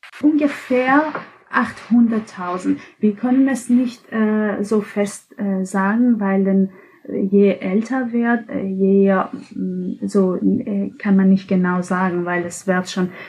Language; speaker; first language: German; non-native, fluent; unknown